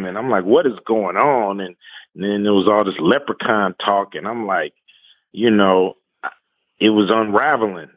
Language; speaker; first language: English; native; English